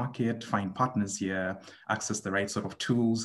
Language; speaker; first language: English; non-native, local second language; Shona